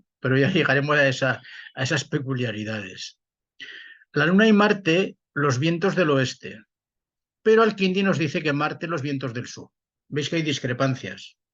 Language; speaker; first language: Spanish; native; Spanish